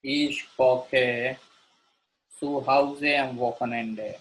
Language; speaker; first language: German; non-native, learner; Gujarati